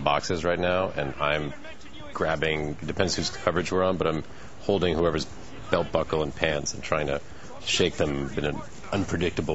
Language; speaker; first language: English; native; English